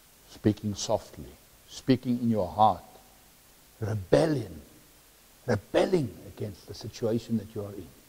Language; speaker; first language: English; non-native, local second language; Afrikaans